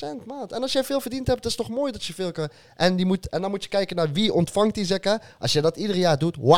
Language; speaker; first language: Dutch; early bilingual, other home language; Arabic